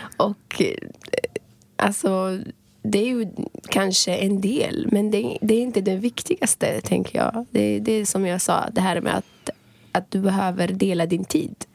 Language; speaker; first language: Swedish; non-native, fluent; Arabic